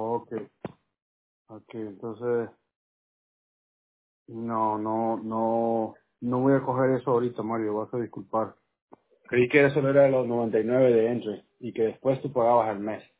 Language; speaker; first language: Spanish; native; Spanish